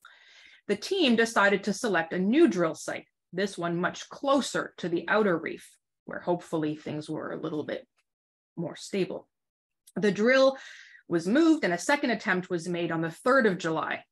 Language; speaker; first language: English; native; English